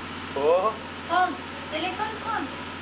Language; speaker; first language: French; native; French